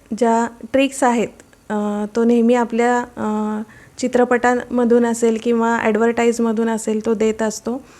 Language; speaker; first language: Marathi; native; Marathi